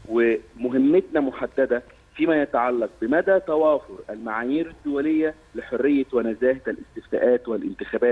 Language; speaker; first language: Arabic; native; Arabic